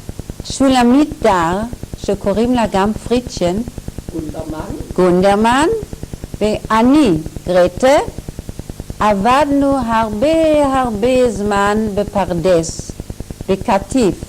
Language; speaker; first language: Hebrew; non-native, fluent; German